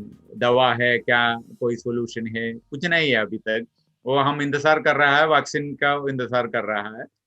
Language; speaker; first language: Hindi; non-native, local second language; Malayalam